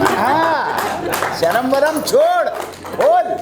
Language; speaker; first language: Hindi; native; Hindi